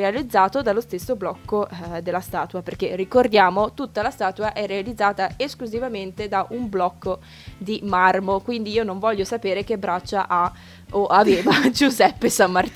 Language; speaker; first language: Italian; native; Italian